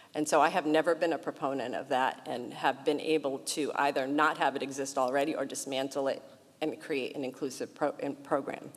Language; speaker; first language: English; early bilingual, other home language; Portuguese